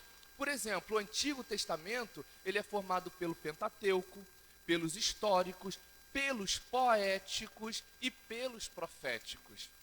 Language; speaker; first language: Portuguese; native; Portuguese